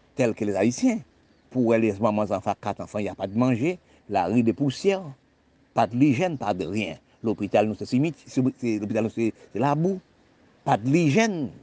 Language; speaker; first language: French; non-native, local second language; Haitian Creole